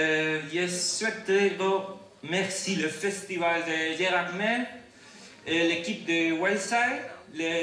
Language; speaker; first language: French; non-native, learner; Spanish